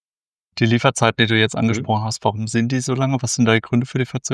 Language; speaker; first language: German; native; German